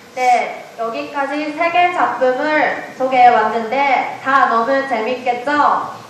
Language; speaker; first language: Korean; non-native, learner; Japanese